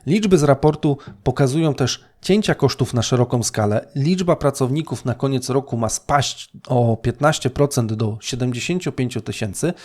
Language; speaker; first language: Polish; native; Polish